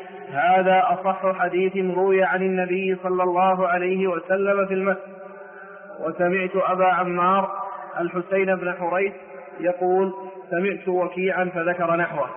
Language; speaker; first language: Arabic; native; Arabic